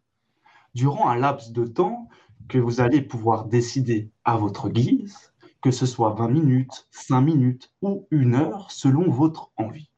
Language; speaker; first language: French; native; French